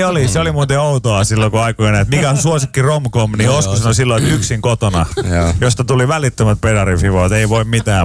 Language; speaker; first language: Finnish; native; Finnish